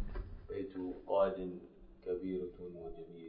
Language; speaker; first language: Arabic; non-native, learner; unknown